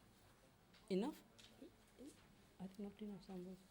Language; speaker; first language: English; non-native, learner; Sinhala